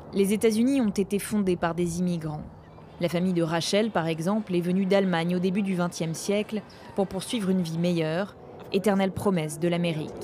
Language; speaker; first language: French; native; French